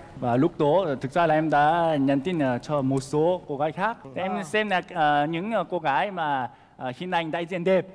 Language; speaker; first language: Vietnamese; non-native, fluent; Korean